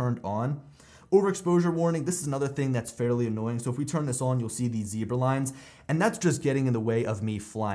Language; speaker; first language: English; native; English